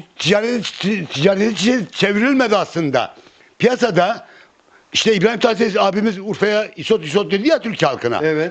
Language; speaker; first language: Turkish; native; Turkish